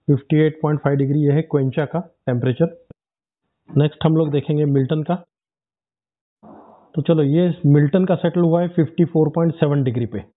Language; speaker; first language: Hindi; non-native, local second language; Marathi